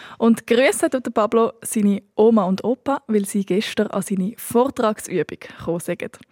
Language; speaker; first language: German; native; German